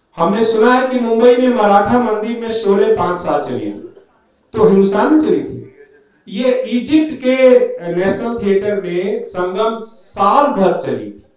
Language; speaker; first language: Hindi; native; Hindi